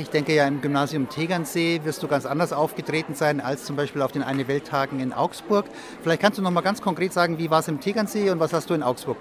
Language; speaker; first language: German; native; German